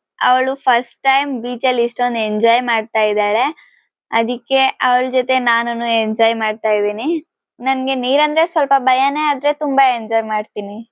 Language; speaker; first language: Kannada; non-native, local second language; Telugu